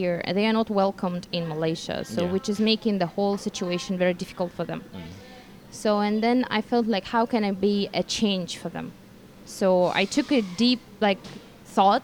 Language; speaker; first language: English; non-native, fluent; Russian